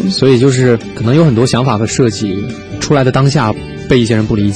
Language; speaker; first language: Chinese; native; Chinese